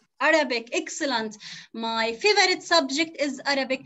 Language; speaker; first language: English; non-native, fluent; Arabic